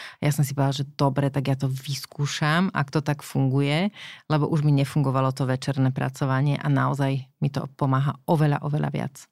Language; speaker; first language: Slovak; native; Slovak